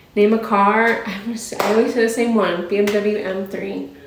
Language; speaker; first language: English; native; English